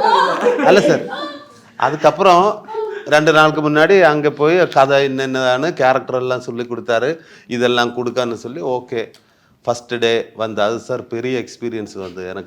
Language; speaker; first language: Tamil; non-native, learner; Malayalam